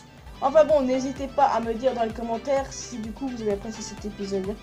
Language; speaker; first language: French; native; French